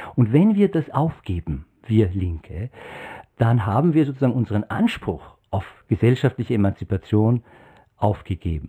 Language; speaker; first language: German; non-native, fluent; Persian